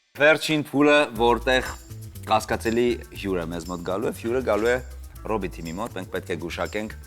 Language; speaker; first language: Armenian; native; Armenian